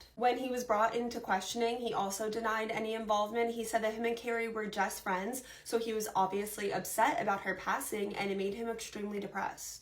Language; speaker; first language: English; native; English